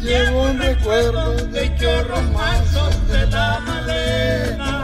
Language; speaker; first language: Spanish; native; Spanish